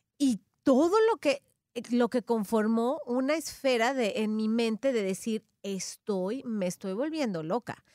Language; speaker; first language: Spanish; native; Spanish